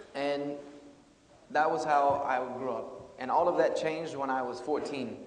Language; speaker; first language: English; native; English